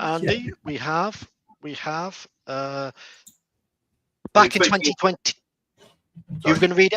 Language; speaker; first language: English; native; English